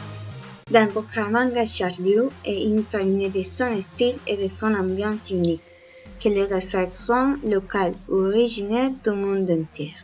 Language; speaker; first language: French; non-native, learner; Spanish